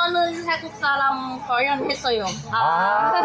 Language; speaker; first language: Korean; non-native, learner; Thai